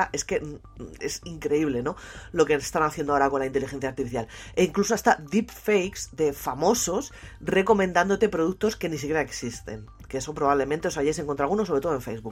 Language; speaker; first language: Spanish; native; Spanish